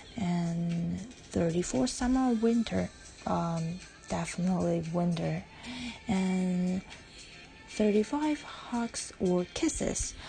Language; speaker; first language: English; non-native, learner; Chinese